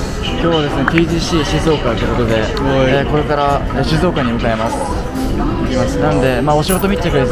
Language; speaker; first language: Japanese; native; Japanese